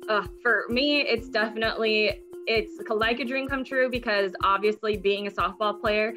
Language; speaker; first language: English; native; English